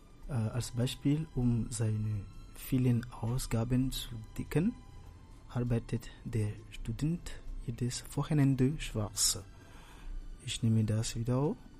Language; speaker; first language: German; non-native, fluent; French